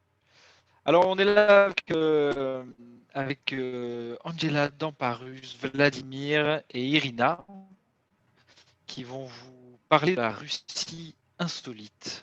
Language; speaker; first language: French; native; French